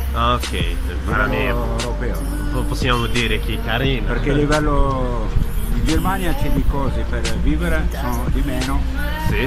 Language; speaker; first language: Italian; non-native, learner; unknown